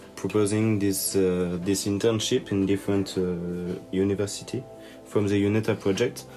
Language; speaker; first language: English; non-native, learner; French